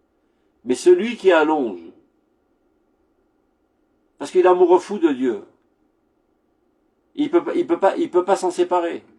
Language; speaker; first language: French; native; French